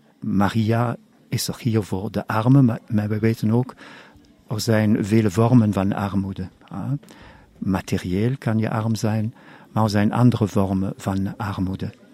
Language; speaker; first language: Dutch; non-native, local second language; German